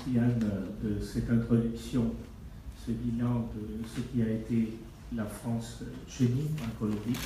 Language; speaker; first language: French; non-native, fluent; Spanish